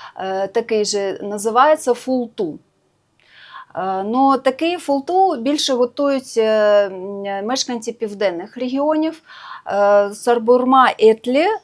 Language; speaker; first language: Ukrainian; non-native, local second language; Russian